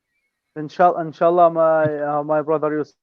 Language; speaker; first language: English; non-native, learner; Arabic